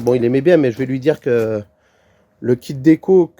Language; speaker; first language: French; native; French